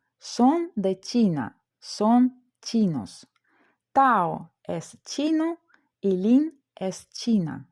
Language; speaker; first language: Spanish; non-native, fluent; Ukrainian